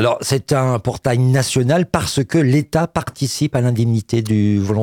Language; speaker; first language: French; native; French